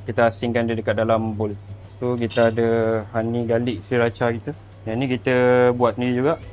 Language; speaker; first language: Malay; native; Malay